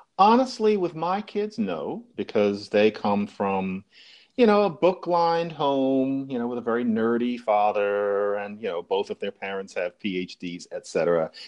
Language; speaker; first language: English; native; English